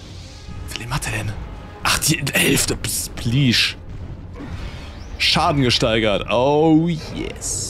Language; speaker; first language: German; native; German